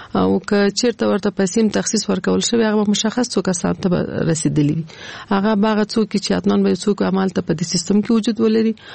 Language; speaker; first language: Pashto; native; Pashto